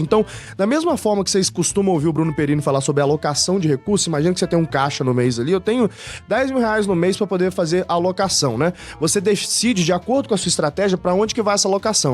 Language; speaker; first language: Portuguese; native; Portuguese